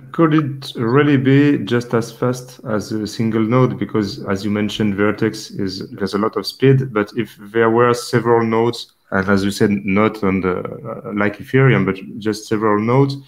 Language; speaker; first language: English; non-native, fluent; French